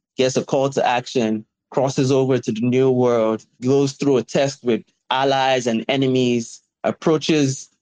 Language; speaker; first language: English; non-native, local second language; Yoruba